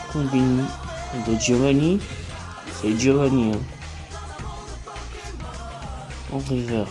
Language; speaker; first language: French; native; French